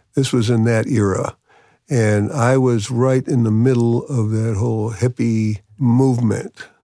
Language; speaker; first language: English; native; English